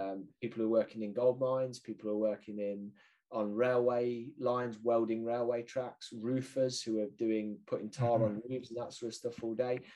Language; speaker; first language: English; native; English